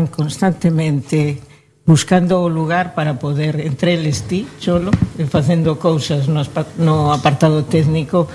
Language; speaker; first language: Galician; native; Galician